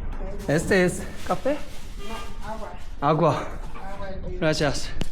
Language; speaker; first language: Spanish; non-native, learner; Korean